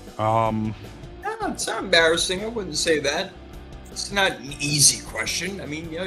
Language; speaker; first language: English; native; English